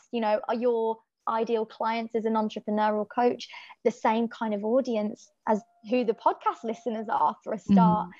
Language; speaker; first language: English; native; English